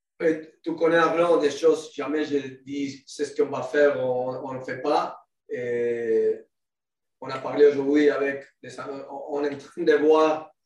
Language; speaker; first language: French; non-native, learner; Spanish